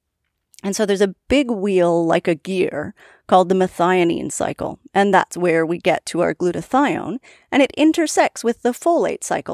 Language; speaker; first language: English; native; English